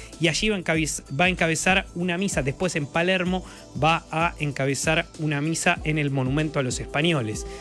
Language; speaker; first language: Spanish; native; Spanish